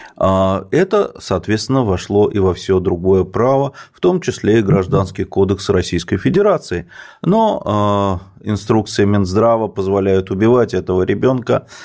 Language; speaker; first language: Russian; native; Russian